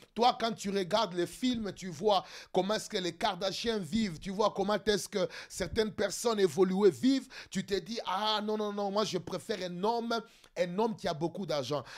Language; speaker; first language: French; non-native, local second language; Lingala